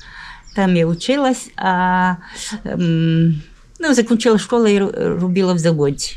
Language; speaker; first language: Polish; early bilingual, heritage; Polish